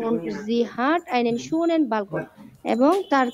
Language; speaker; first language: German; non-native, learner; Bangla